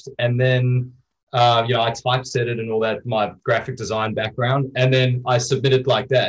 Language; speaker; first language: English; native; English